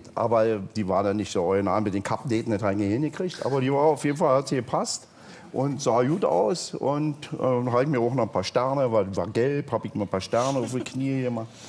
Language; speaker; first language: German; native; German